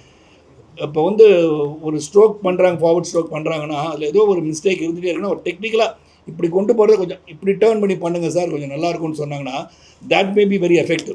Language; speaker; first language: Tamil; native; Tamil